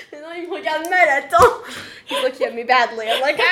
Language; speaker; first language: French; native; French